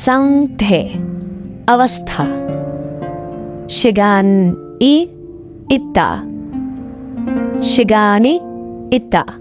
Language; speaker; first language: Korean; non-native, fluent; Sinhala